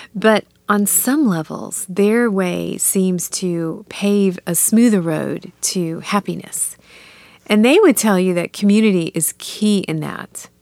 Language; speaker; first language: English; native; English